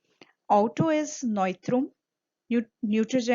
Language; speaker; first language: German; non-native, fluent; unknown